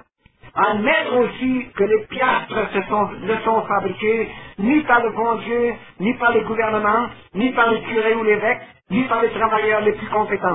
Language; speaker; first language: French; native; French